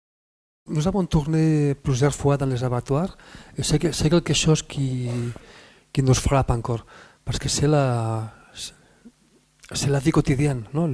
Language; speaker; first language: French; non-native, fluent; Spanish